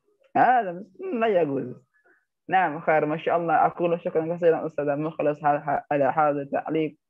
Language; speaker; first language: Arabic; non-native, learner; Indonesian